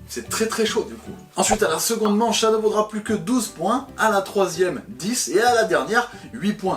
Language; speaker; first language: French; native; French